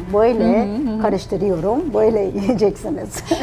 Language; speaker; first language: Turkish; non-native, learner; Persian